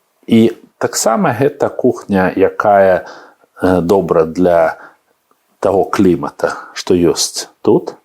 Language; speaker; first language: Belarusian; non-native, learner; Russian